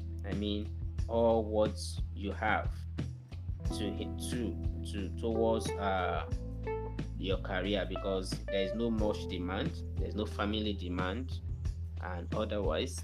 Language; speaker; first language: English; non-native, local second language; Yoruba